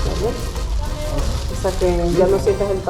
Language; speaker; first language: Spanish; native; Spanish